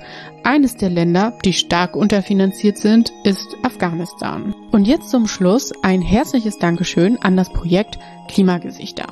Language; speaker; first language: German; native; German